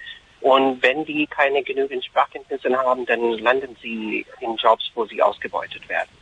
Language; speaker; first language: German; non-native, fluent; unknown